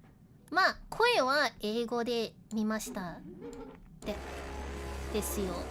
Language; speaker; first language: Japanese; non-native, learner; English